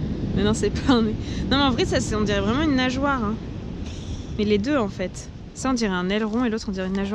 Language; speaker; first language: French; native; French